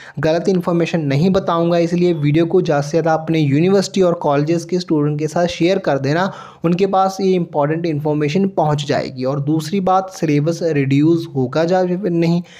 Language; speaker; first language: Hindi; non-native, local second language; Punjabi